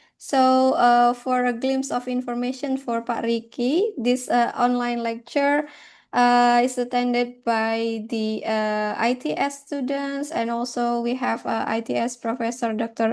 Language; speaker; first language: English; non-native, fluent; Indonesian